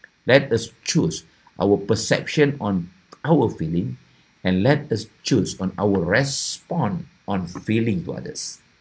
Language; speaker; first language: English; non-native, local second language; Malay